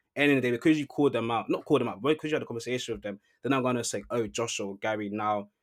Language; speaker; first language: English; native; English